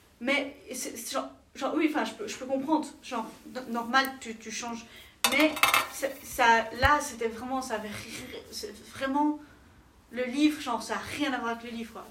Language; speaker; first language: French; native; French